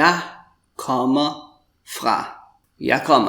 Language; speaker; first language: Danish; non-native, fluent; English